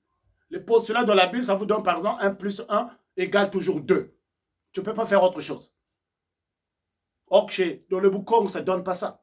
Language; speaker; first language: French; non-native, local second language; Kongo